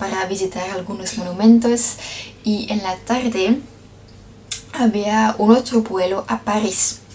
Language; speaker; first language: Spanish; non-native, learner; Dutch